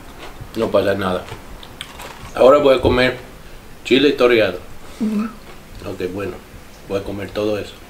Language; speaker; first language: Spanish; non-native, fluent; English